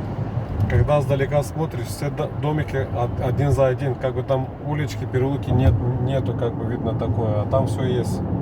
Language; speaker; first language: Russian; non-native, local second language; Kyrgyz